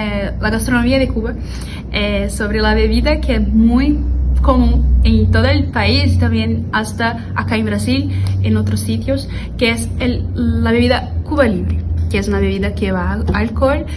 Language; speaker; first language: Spanish; non-native, learner; Portuguese